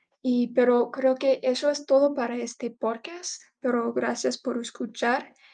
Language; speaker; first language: Spanish; non-native, learner; English